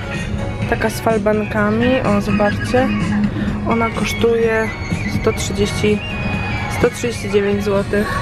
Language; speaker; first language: Polish; native; Polish